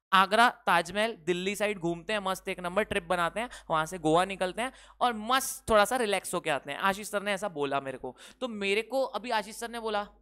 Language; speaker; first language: Hindi; native; Hindi